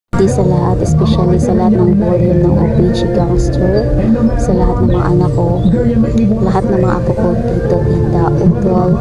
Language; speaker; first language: Filipino; non-native, local second language; Cebuano